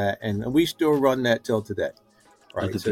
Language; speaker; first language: English; native; English